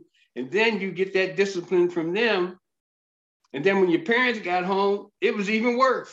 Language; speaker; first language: English; native; English